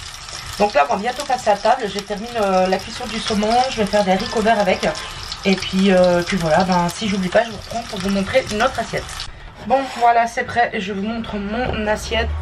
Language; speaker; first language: French; native; French